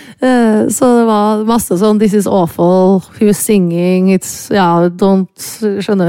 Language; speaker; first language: Norwegian; native; Norwegian